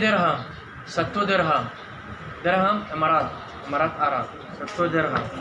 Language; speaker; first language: Indonesian; non-native, learner; Arabic